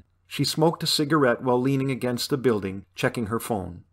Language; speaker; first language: English; native; English